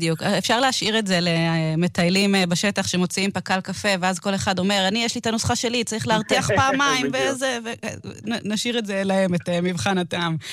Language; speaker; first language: Hebrew; native; Hebrew